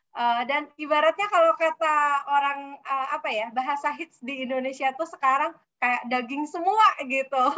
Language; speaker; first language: Indonesian; native; Indonesian